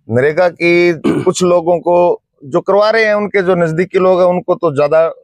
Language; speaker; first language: Hindi; native; Hindi